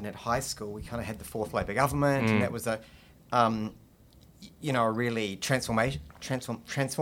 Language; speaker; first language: English; native; English